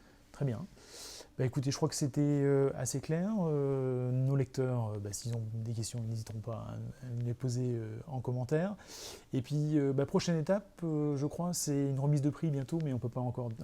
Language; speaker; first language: French; native; French